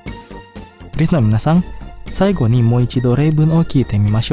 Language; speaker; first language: Japanese; non-native, fluent; Indonesian